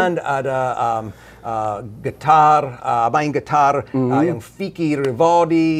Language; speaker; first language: Indonesian; non-native, learner; English